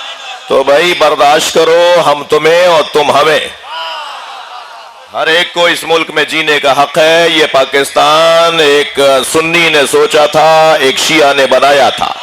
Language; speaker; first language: Urdu; native; Urdu